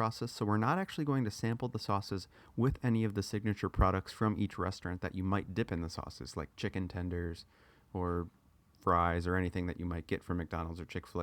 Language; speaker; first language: English; native; English